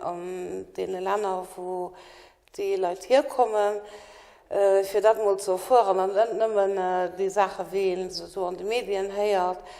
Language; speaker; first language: German; non-native, local second language; Luxembourgish